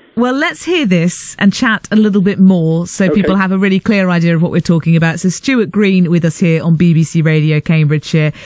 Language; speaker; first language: English; native; English